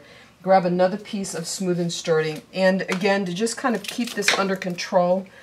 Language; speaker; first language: English; native; English